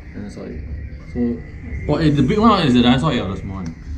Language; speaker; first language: English; non-native, local second language; Chinese